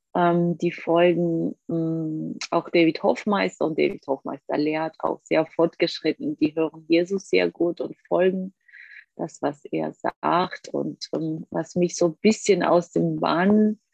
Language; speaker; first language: German; non-native, fluent; Georgian